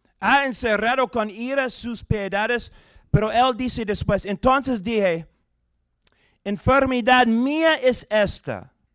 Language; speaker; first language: Spanish; non-native, fluent; English